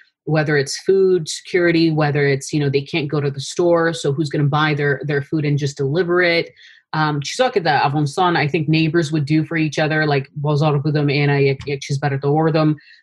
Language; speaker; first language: English; early bilingual, other home language; Persian